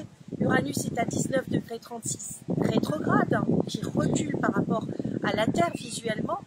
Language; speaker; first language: French; native; French